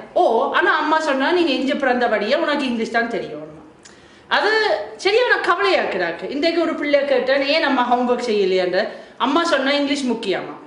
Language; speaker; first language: Tamil; non-native, fluent; German